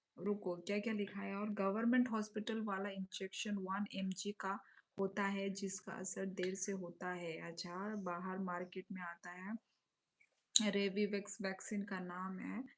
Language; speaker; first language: Hindi; non-native, local second language; Kok Borok